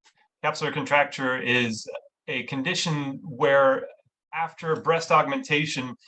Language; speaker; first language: English; native; English